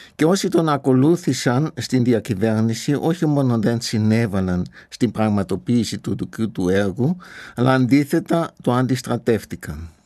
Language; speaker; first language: Greek; non-native, fluent; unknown